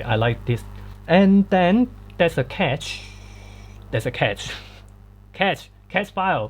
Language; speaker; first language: English; non-native, fluent; Cantonese